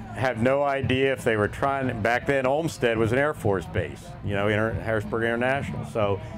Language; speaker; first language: English; native; English